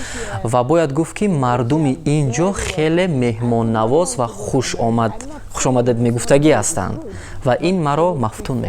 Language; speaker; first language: Persian; non-native, fluent; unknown